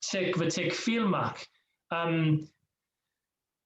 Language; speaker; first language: Russian; non-native, learner; English